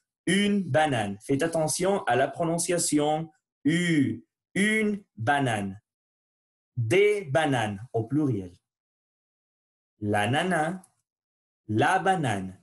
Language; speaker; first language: French; non-native, learner; Spanish